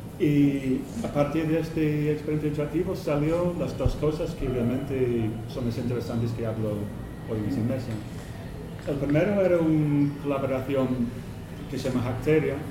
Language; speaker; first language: Spanish; non-native, fluent; English